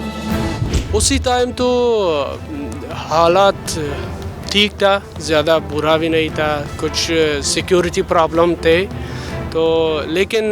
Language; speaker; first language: Hindi; non-native, fluent; Persian